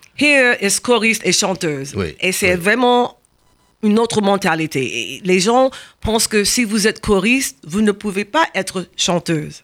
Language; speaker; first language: French; non-native, fluent; English